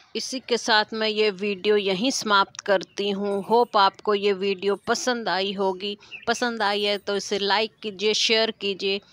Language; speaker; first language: Hindi; native; Hindi